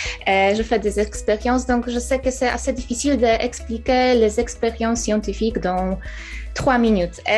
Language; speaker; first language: French; non-native, fluent; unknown